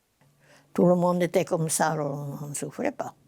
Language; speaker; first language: French; non-native, local second language; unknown